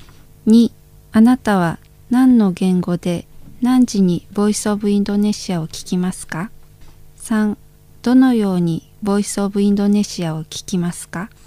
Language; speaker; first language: Japanese; non-native, learner; Indonesian